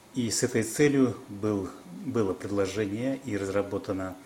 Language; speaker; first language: Russian; non-native, local second language; Kyrgyz